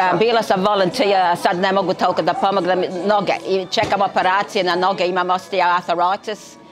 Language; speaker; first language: Serbian; early bilingual, heritage; Serbian